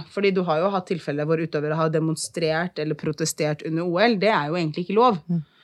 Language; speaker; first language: Norwegian; early bilingual, other home language; Arabic